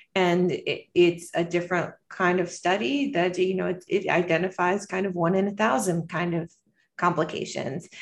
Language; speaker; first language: English; native; English